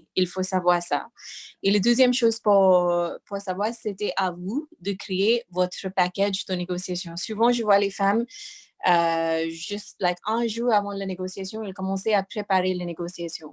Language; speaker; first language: French; non-native, fluent; English